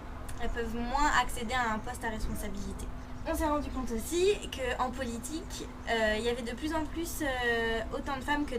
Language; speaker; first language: French; native; French